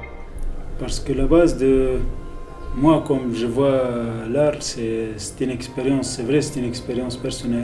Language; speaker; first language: French; non-native, local second language; Arabic